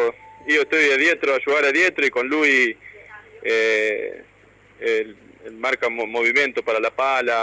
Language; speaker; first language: Italian; non-native, learner; Spanish